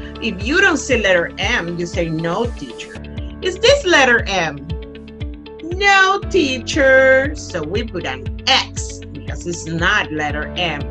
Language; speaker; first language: English; non-native, fluent; Spanish